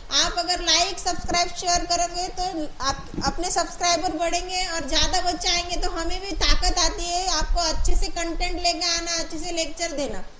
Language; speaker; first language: Hindi; non-native, local second language; Marathi